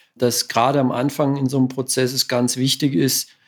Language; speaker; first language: German; native; German